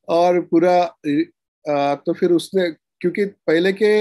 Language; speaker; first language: Hindi; non-native, local second language; Marathi